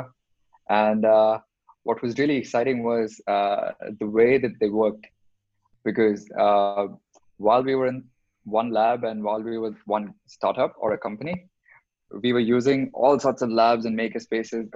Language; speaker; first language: English; non-native, local second language; Hindi